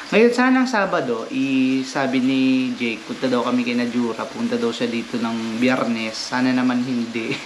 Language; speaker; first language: Filipino; native; Filipino